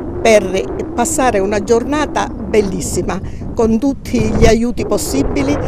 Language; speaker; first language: Italian; native; Italian